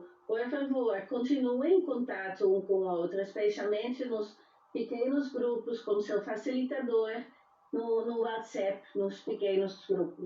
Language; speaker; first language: Portuguese; non-native, fluent; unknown